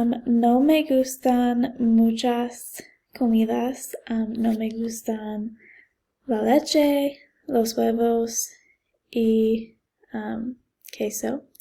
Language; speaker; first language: Spanish; non-native, learner; English